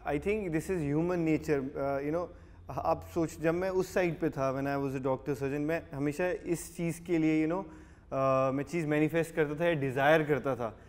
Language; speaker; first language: Hindi; native; Hindi